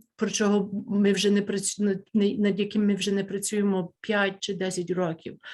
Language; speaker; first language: Ukrainian; early bilingual, heritage; Ukrainian